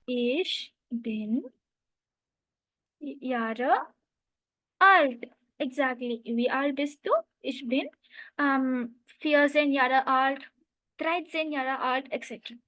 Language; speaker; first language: German; non-native, learner; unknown